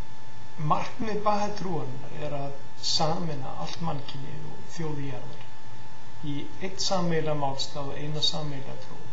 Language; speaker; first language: Icelandic; native; Icelandic